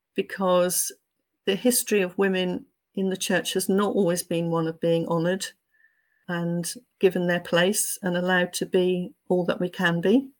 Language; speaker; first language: English; native; English